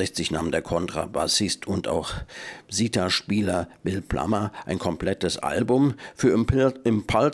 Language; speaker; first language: German; native; German